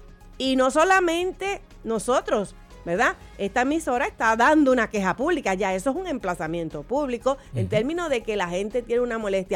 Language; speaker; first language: Spanish; native; Spanish